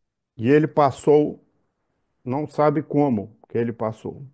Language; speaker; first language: Portuguese; native; Portuguese